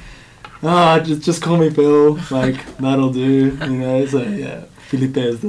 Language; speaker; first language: English; native; English